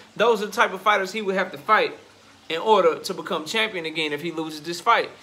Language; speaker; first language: English; native; English